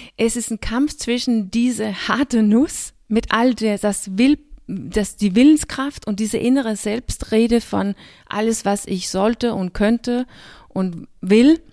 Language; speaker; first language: German; non-native, fluent; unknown